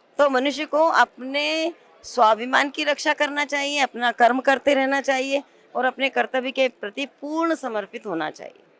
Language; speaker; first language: Hindi; native; Hindi